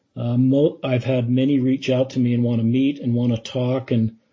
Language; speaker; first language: English; native; English